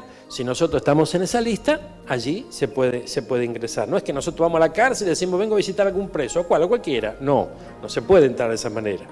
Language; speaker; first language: Spanish; native; Spanish